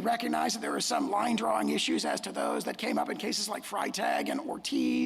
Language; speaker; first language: English; native; English